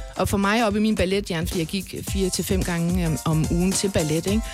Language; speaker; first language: Danish; native; Danish